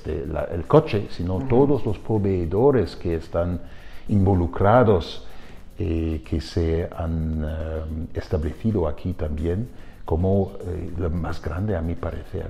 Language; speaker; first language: Spanish; non-native, fluent; German